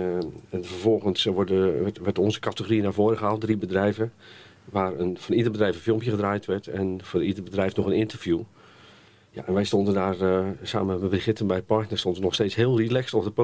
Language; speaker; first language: Dutch; native; Dutch